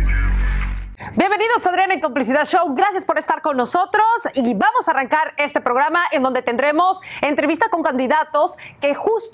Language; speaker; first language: Spanish; native; Spanish